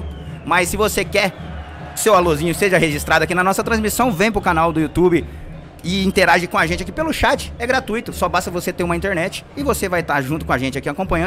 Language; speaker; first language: Portuguese; native; Portuguese